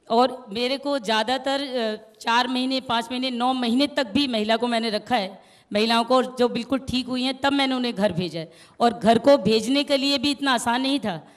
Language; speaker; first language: Hindi; native; Hindi